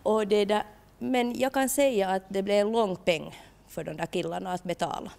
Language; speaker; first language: Swedish; non-native, local second language; Finnish